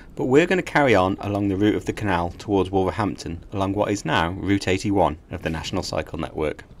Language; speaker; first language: English; native; English